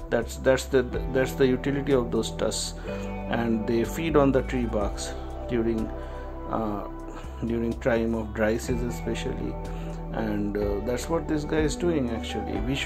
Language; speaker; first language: English; non-native, local second language; Hindi